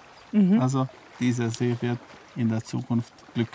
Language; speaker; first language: German; non-native, fluent; Serbian